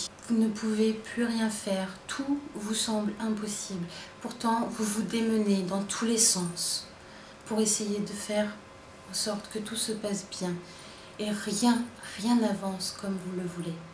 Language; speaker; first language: French; native; French